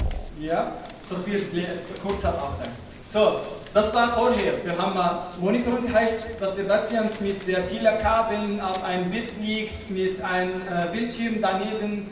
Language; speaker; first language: German; non-native, fluent; Arabic